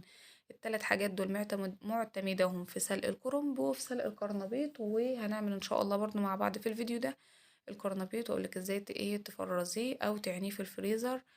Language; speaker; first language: Arabic; native; Arabic